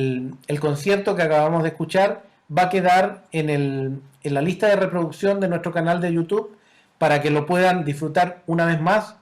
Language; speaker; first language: Spanish; native; Spanish